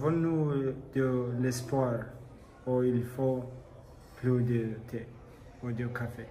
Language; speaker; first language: French; non-native, learner; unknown